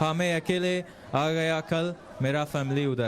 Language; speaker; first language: Hindi; non-native, learner; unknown